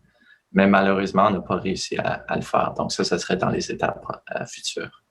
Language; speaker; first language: French; native; French